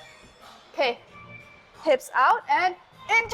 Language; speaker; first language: English; native; English